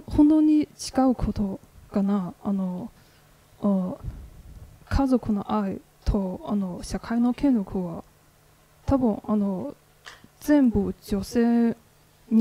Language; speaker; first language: Japanese; non-native, learner; Chinese